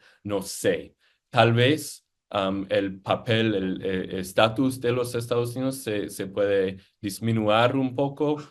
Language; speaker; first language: Spanish; non-native, fluent; English